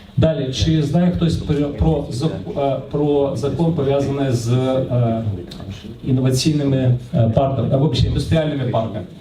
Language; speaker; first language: Ukrainian; non-native, local second language; Russian